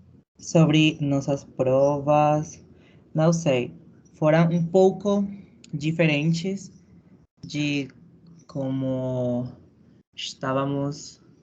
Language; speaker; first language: Portuguese; non-native, learner; Spanish